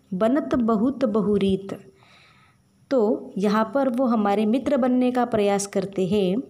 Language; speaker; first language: Hindi; non-native, local second language; Marathi